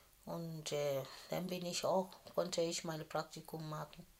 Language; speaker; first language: German; non-native, fluent; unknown